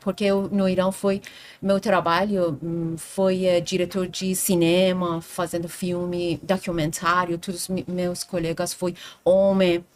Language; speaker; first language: Portuguese; non-native, learner; Persian